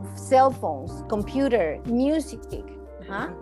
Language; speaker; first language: English; non-native, fluent; Spanish